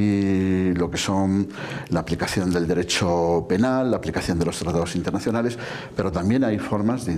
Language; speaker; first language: Spanish; native; Spanish